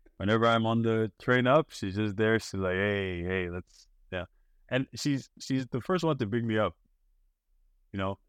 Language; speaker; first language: English; non-native, local second language; Yoruba